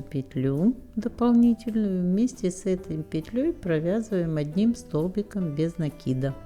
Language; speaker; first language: Russian; native; Russian